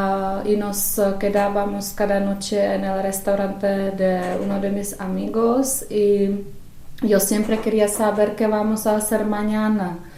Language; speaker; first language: Spanish; non-native, fluent; Czech